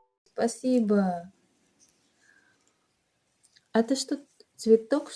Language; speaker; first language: Russian; non-native, fluent; Filipino